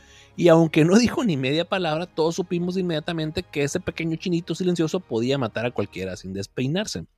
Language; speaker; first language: Spanish; native; Spanish